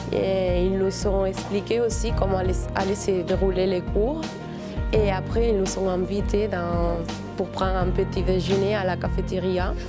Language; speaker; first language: French; non-native, fluent; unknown